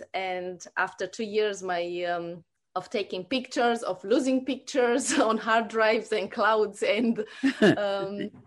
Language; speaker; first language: English; non-native, fluent; Romanian